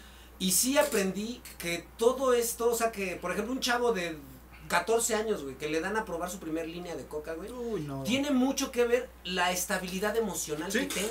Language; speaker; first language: Spanish; native; Spanish